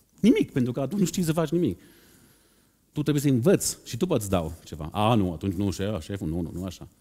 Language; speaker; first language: Romanian; non-native, fluent; German